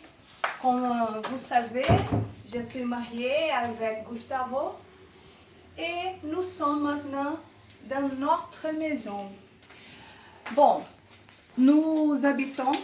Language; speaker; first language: French; non-native, learner; Portuguese